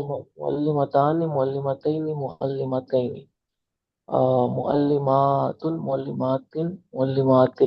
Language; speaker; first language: Arabic; non-native, learner; Urdu